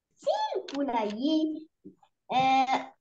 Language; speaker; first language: French; non-native, learner; Arabic